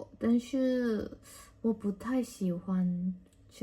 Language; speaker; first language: Chinese; non-native, learner; Korean